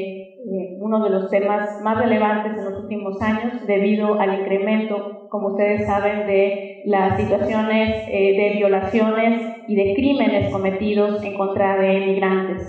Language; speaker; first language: Spanish; native; Spanish